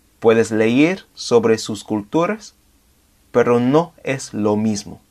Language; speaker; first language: Spanish; non-native, fluent; English